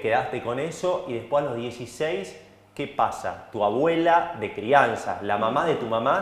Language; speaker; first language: Spanish; native; Spanish